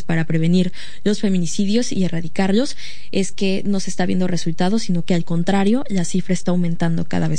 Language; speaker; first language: Spanish; native; Spanish